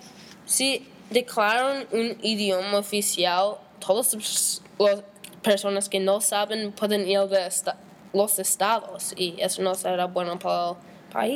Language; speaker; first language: Spanish; non-native, learner; English